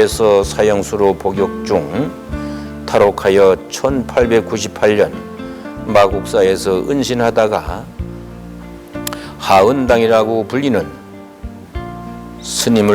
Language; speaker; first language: Korean; native; Korean